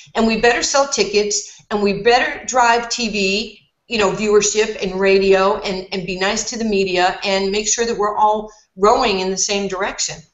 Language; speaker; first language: English; native; English